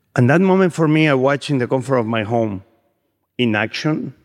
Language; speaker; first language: English; non-native, fluent; Spanish